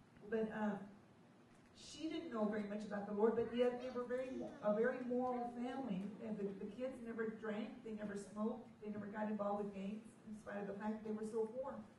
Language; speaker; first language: English; early bilingual, other home language; Spanish